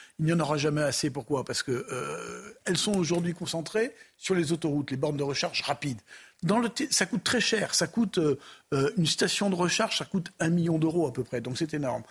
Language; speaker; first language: French; native; French